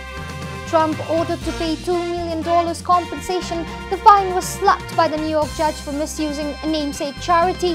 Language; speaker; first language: English; non-native, local second language; Nepali